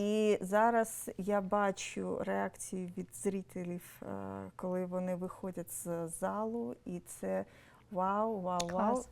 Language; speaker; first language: Ukrainian; non-native, local second language; Russian